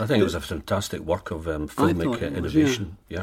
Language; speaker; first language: English; native; English